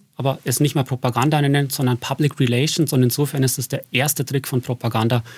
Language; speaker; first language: German; native; German